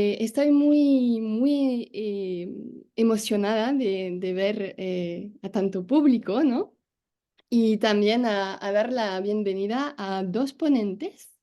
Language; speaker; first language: Spanish; non-native, fluent; French